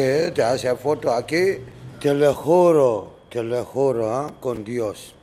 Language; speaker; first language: Spanish; non-native, learner; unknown